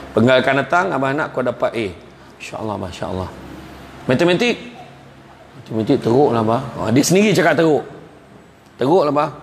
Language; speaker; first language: Malay; native; Malay